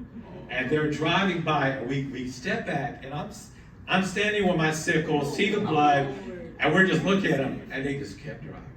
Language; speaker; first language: English; native; English